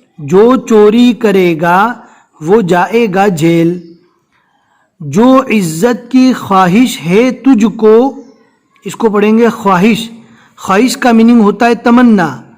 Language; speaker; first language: Urdu; non-native, local second language; Gujarati